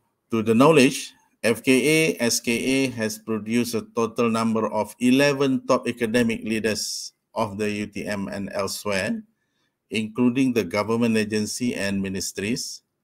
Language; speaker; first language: English; non-native, local second language; Malay